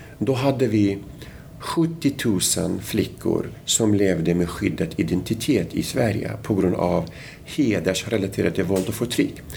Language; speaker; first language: Swedish; non-native, fluent; Arabic